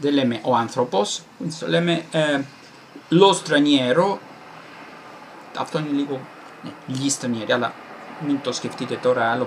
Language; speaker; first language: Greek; non-native, fluent; Italian